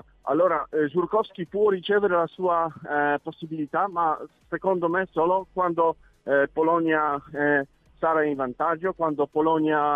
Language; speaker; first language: Italian; non-native, learner; Polish